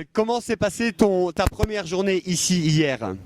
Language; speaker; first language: French; native; French